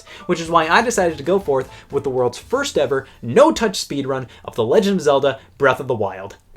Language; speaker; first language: English; native; English